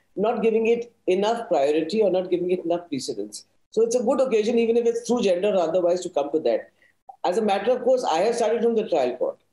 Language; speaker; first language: English; non-native, local second language; Hindi